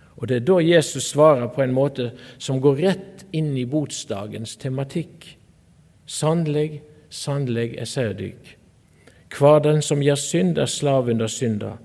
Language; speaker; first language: Norwegian; native; Norwegian